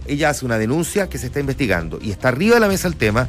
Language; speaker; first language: Spanish; native; Spanish